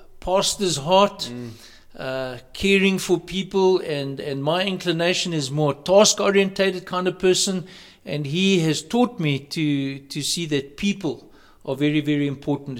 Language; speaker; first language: English; native; English